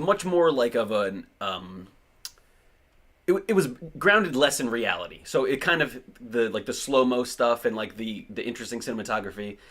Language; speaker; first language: English; native; English